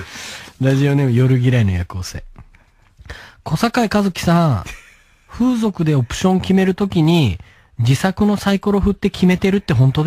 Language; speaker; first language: Japanese; native; Japanese